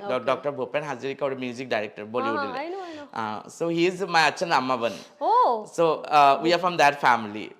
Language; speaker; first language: Malayalam; non-native, local second language; Assamese